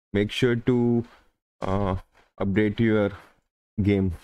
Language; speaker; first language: Hindi; native; Hindi